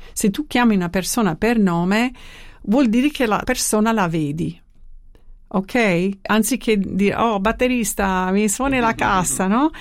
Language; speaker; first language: Italian; non-native, fluent; English